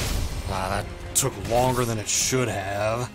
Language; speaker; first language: English; native; English